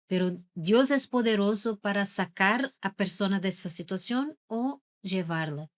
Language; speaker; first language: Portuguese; non-native, learner; Spanish